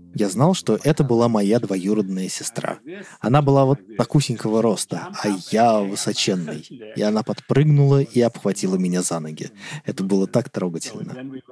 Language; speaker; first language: Russian; non-native, fluent; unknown